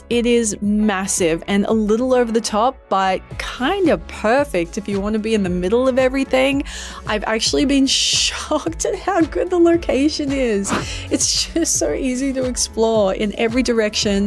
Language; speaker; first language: English; native; English